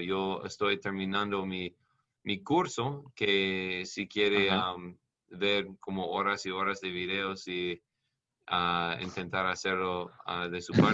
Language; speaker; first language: Spanish; non-native, learner; English